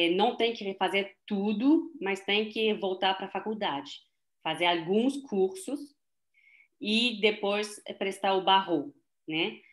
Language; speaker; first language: Portuguese; non-native, fluent; French